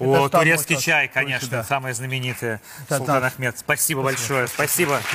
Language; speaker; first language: Russian; native; Russian